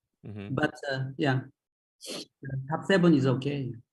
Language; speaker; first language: English; non-native, learner; Japanese